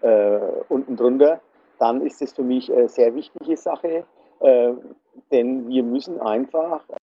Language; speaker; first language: German; native; German